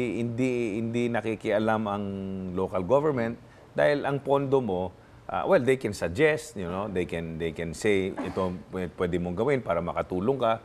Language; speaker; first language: Filipino; non-native, local second language; Hiligaynon